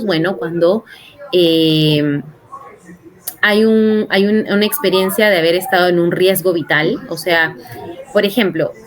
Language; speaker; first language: Spanish; native; Spanish